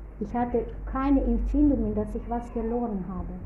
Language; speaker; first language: German; non-native, fluent; Russian